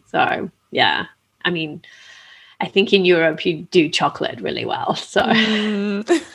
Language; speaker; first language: English; native; English